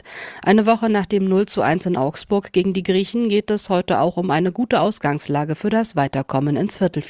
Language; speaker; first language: German; native; German